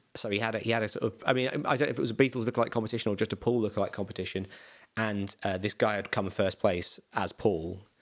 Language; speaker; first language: English; native; English